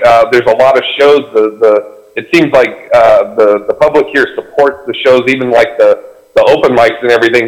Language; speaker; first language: English; native; English